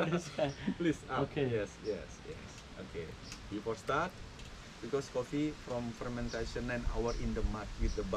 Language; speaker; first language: English; non-native, learner; Indonesian